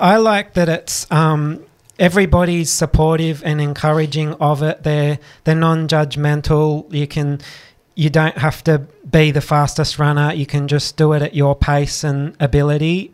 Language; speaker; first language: English; native; English